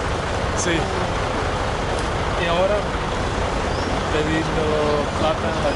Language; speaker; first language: Spanish; non-native, learner; Dutch